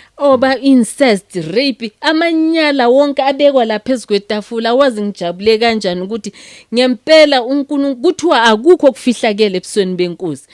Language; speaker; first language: Zulu; native; Zulu